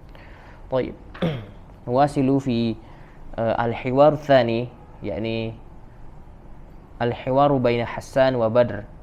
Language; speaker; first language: Arabic; non-native, fluent; Indonesian